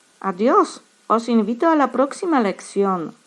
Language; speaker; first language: Spanish; non-native, fluent; Polish